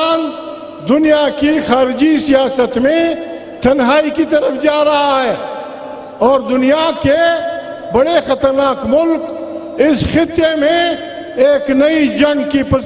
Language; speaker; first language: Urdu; non-native, local second language; Pashto